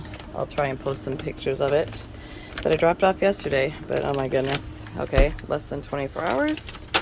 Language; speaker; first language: English; native; English